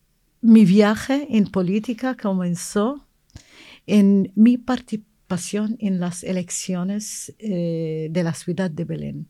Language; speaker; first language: Spanish; non-native, learner; Arabic